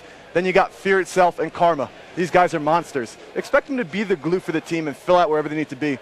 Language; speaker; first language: English; native; English